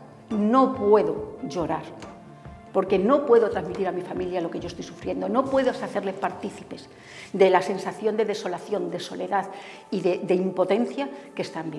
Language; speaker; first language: Spanish; native; Spanish